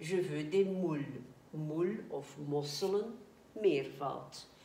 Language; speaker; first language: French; non-native, fluent; Dutch